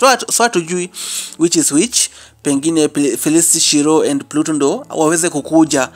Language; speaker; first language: Swahili; non-native, local second language; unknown